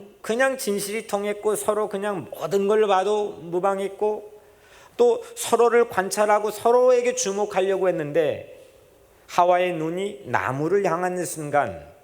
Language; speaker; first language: Korean; native; Korean